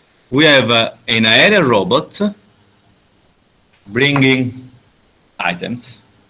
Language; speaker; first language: English; non-native, fluent; Italian